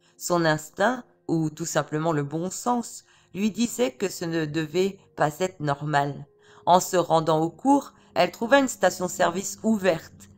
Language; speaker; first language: French; native; French